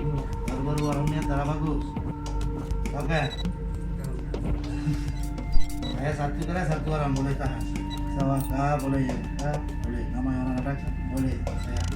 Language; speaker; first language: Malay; non-native, learner; Bangla